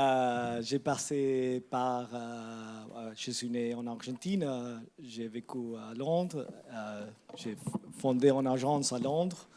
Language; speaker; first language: French; non-native, learner; Spanish